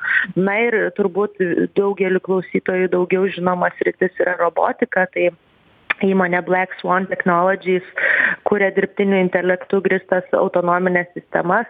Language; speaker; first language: Lithuanian; native; Lithuanian